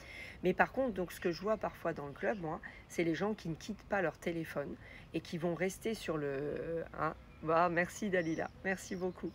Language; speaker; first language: French; native; French